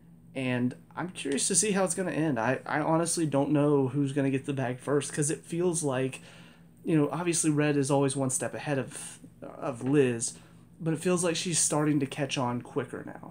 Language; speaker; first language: English; native; English